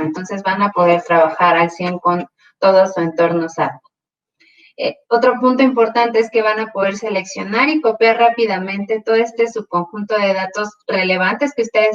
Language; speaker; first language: Spanish; native; Spanish